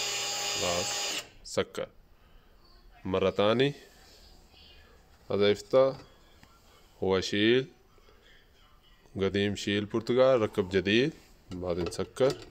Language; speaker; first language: Arabic; non-native, learner; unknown